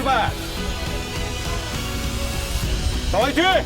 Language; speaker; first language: Korean; native; Korean